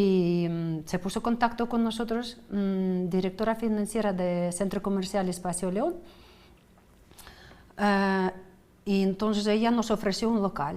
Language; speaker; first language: Spanish; non-native, fluent; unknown